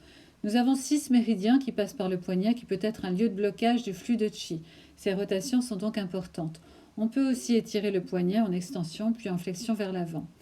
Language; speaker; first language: French; native; French